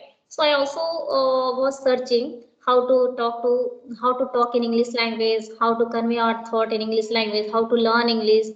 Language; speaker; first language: English; non-native, local second language; Hindi